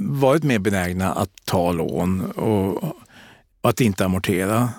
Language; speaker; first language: Swedish; native; Swedish